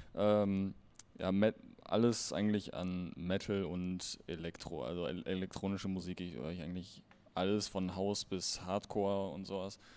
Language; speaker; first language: German; native; German